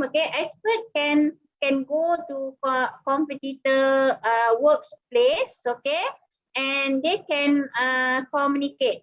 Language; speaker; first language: English; non-native, local second language; Malay